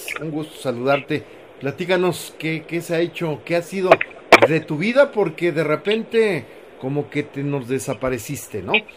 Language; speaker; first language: Spanish; native; Spanish